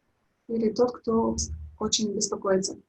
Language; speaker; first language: Russian; native; Russian